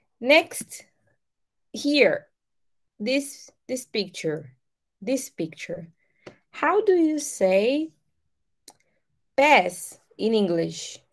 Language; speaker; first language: English; non-native, fluent; Portuguese